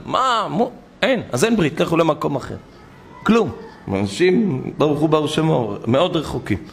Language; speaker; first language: Hebrew; native; Hebrew